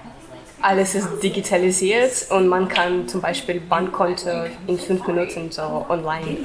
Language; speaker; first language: German; non-native, fluent; Ukrainian